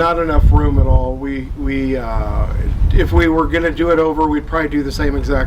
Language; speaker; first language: English; native; English